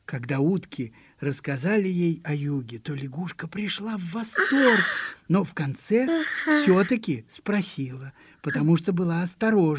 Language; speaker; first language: Russian; native; Russian